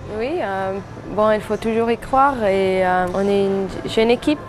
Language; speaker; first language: French; non-native, fluent; German